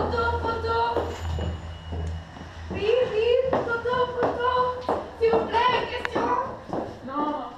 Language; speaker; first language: French; non-native, learner; Dutch